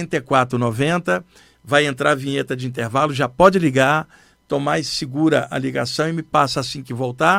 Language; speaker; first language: Portuguese; native; Portuguese